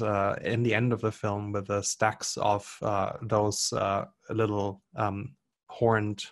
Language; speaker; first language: English; non-native, fluent; German